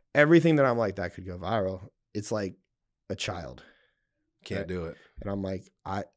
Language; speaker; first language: English; native; English